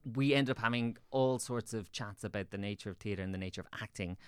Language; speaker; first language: English; native; English